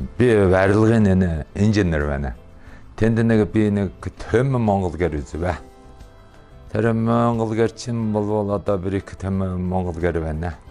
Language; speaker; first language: Mongolian; native; Mongolian